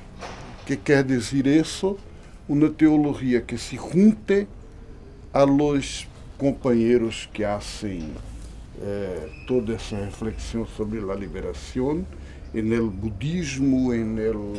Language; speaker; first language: Spanish; non-native, local second language; Portuguese